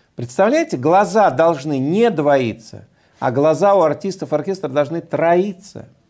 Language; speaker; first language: Russian; native; Russian